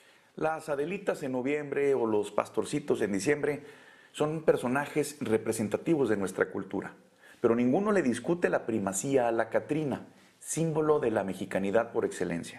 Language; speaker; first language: Spanish; native; Spanish